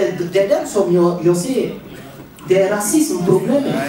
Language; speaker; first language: Swedish; non-native, learner; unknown